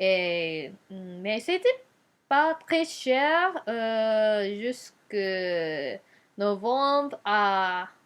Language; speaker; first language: French; non-native, learner; Japanese